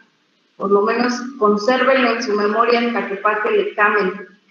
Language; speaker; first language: Spanish; native; Spanish